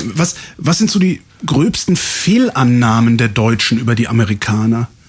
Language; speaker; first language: German; native; German